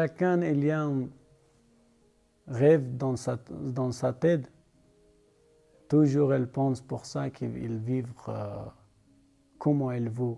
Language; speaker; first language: French; non-native, learner; Persian